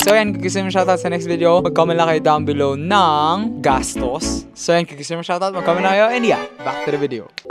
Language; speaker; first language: Filipino; native; Filipino